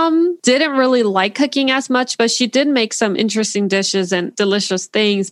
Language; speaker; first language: English; non-native, fluent; Korean